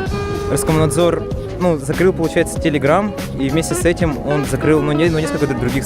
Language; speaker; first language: Russian; native; Russian